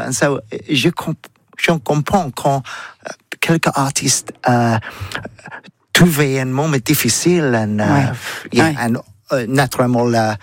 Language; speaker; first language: French; non-native, learner; English